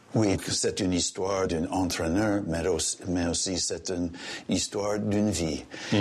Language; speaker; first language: French; non-native, local second language; English